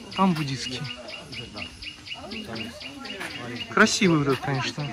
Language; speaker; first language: Russian; native; Russian